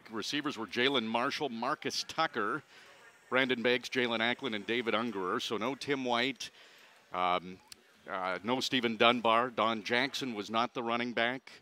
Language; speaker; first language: English; native; English